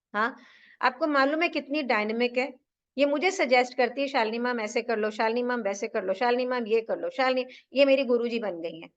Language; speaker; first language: Hindi; native; Hindi